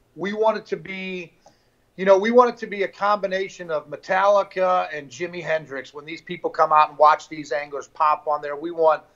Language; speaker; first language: English; native; English